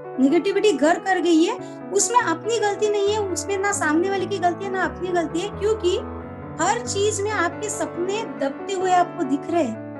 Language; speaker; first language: Hindi; non-native, local second language; Marathi